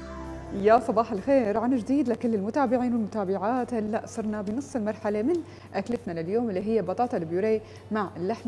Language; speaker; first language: Arabic; native; Arabic